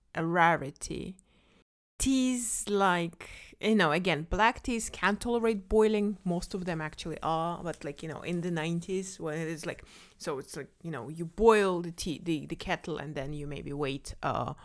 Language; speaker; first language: English; non-native, fluent; Kazakh